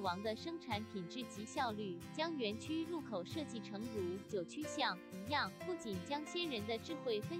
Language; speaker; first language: Chinese; native; Chinese